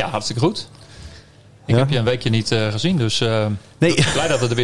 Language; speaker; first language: Dutch; native; Dutch